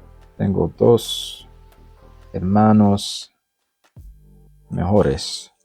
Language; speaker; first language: Spanish; non-native, learner; English